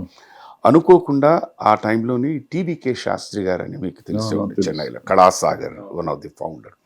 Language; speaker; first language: Telugu; native; Telugu